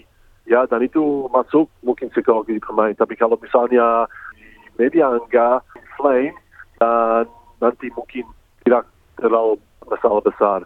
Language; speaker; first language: Indonesian; early bilingual, heritage; English